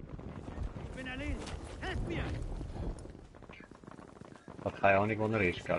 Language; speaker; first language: German; native; German